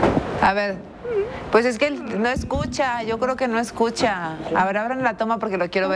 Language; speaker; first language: Spanish; native; Spanish